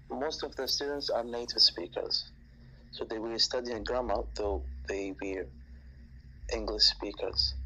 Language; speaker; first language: English; non-native, fluent; Arabic